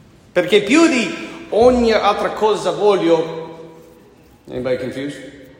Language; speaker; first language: Italian; non-native, learner; English